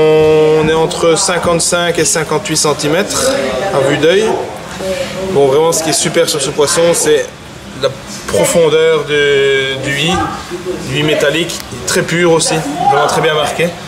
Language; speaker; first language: French; native; French